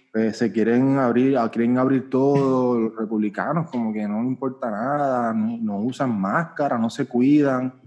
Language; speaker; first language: Spanish; native; Spanish